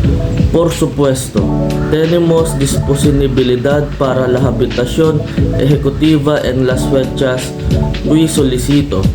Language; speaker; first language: Spanish; non-native, learner; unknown